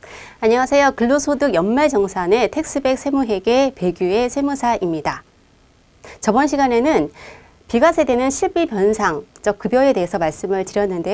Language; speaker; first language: Korean; native; Korean